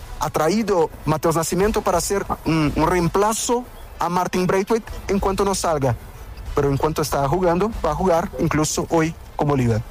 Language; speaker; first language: Spanish; non-native, fluent; Portuguese